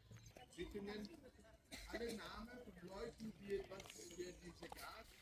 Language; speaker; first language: German; non-native, learner; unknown